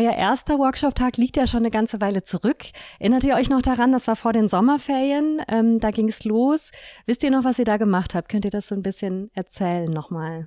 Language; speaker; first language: German; native; German